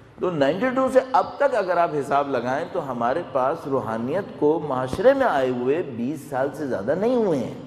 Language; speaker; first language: Urdu; native; Urdu